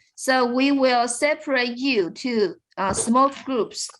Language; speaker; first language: English; non-native, fluent; Chinese